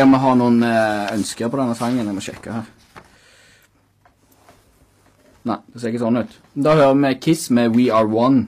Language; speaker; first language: Norwegian; native; Norwegian